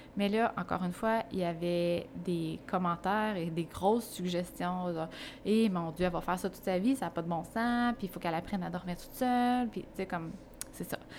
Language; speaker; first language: French; native; French